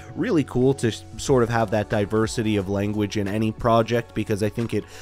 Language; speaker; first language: English; native; English